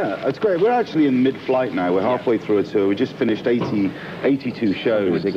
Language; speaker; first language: English; native; English